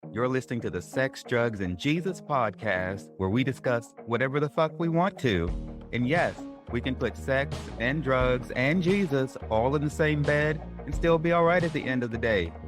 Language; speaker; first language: English; native; English